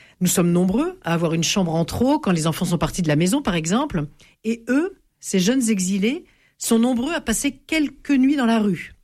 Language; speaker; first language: French; native; French